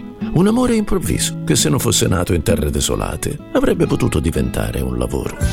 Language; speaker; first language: Italian; native; Italian